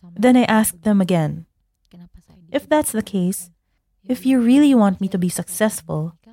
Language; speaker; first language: English; non-native, fluent; Indonesian